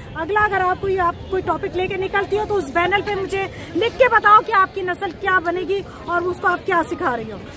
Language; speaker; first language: Urdu; non-native, local second language; Punjabi